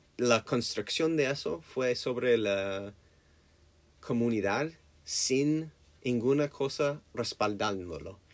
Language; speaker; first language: Spanish; non-native, learner; English